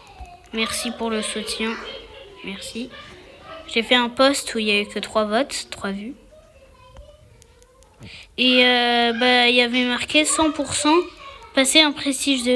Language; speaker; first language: French; native; French